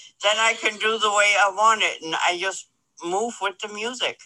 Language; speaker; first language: English; non-native, fluent; German